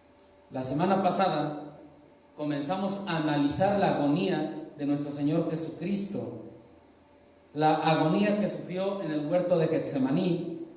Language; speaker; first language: Spanish; native; Spanish